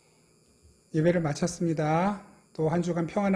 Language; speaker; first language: Korean; native; Korean